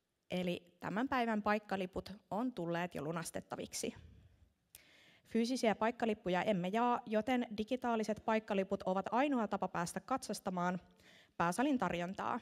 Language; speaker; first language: Finnish; native; Finnish